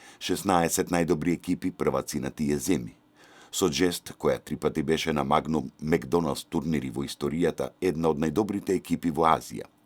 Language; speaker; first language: Macedonian; native; Macedonian